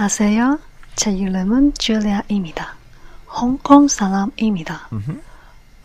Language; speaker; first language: Korean; non-native, learner; Cantonese